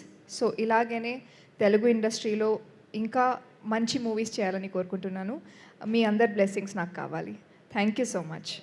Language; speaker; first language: Telugu; non-native, fluent; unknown